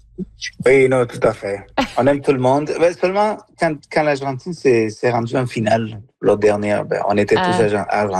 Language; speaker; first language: French; non-native, fluent; Spanish